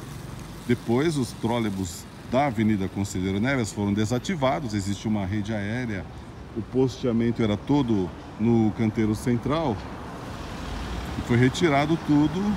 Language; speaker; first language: Portuguese; native; Portuguese